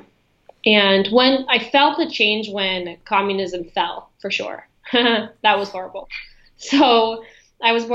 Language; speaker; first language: English; early bilingual, other home language; Russian